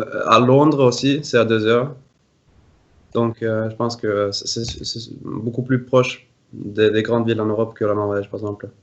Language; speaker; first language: French; non-native, fluent; Norwegian